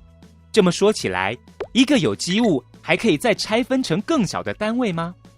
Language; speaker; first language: Chinese; native; Chinese